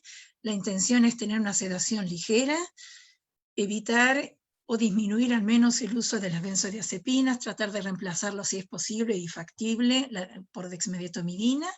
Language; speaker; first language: Spanish; native; Spanish